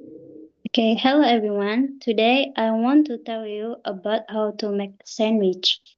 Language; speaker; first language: English; non-native, learner; Indonesian